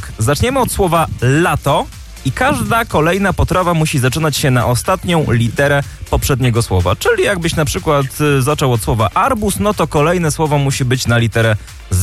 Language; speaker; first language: Polish; native; Polish